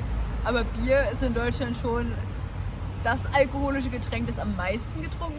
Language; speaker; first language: German; native; German